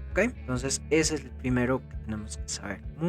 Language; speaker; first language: Spanish; native; Spanish